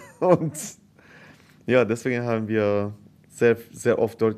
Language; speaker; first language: German; non-native, fluent; Persian